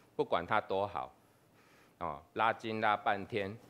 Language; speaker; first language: Chinese; native; Chinese